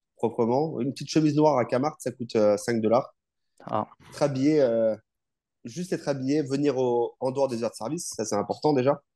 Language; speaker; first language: French; native; French